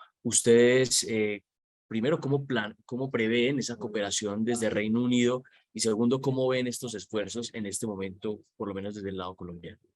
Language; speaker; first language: Spanish; native; Spanish